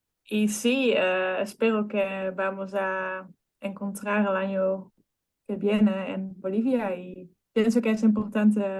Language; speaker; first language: Spanish; non-native, learner; Dutch